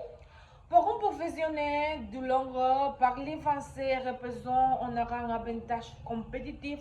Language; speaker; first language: French; non-native, learner; Spanish